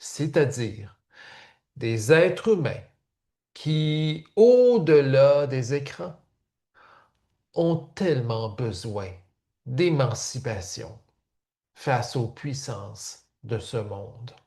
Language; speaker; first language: French; native; French